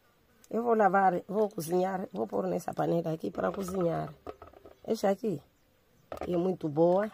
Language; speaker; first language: Portuguese; non-native, local second language; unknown